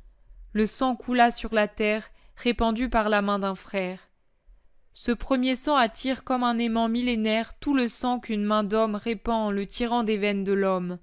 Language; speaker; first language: French; native; French